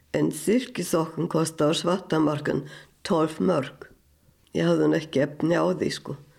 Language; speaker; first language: Icelandic; non-native, fluent; German